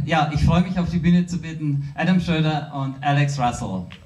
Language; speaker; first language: German; native; German